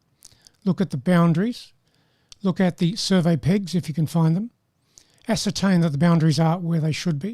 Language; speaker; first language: English; native; English